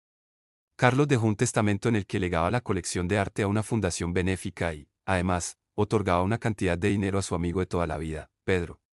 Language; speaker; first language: Spanish; native; Spanish